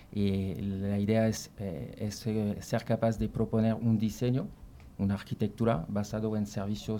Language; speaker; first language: Spanish; non-native, fluent; French